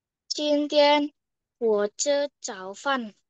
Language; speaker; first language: Chinese; non-native, learner; Indonesian